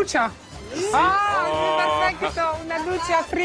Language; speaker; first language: Spanish; non-native, learner; French